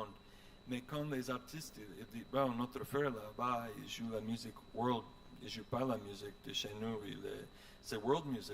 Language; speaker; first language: French; non-native, learner; English